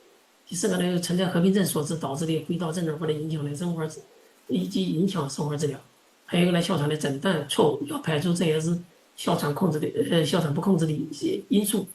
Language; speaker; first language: Chinese; non-native, local second language; Indonesian